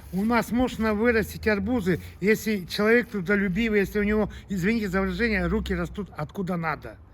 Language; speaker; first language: Russian; non-native, local second language; Tuvinian